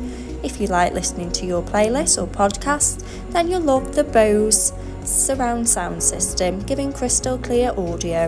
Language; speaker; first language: English; native; English